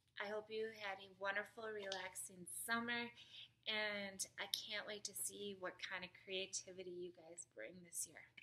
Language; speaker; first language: English; native; English